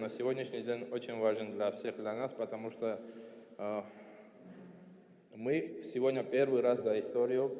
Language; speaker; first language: Russian; non-native, fluent; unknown